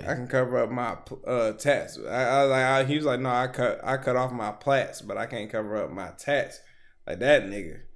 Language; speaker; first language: English; native; English